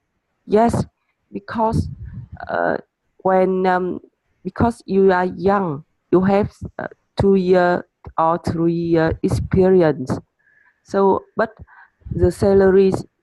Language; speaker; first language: English; non-native, learner; Vietnamese